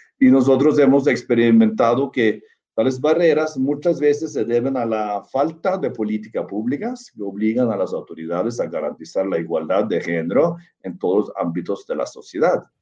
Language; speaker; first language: Spanish; non-native, fluent; Norwegian